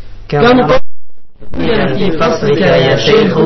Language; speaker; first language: Arabic; non-native, learner; Indonesian